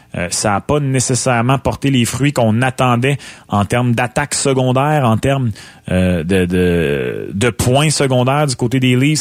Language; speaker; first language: French; native; French